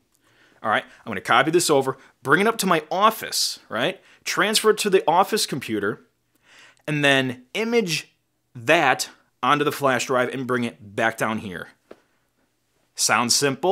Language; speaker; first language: English; native; English